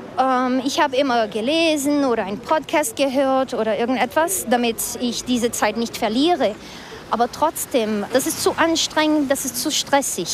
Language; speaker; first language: German; non-native, fluent; Portuguese